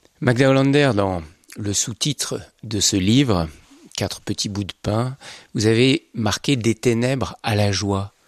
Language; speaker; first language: French; native; French